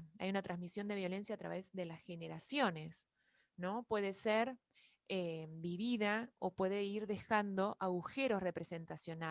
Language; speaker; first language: Spanish; native; Spanish